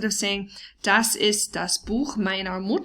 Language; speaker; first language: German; non-native, fluent; English